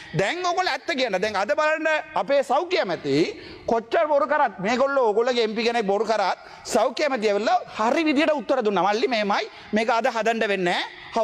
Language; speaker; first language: Sinhala; non-native, local second language; Tamil